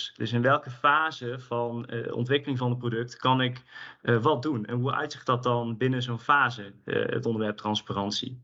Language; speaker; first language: Dutch; native; Dutch